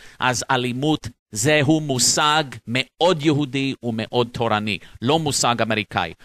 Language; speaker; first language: Hebrew; non-native, fluent; English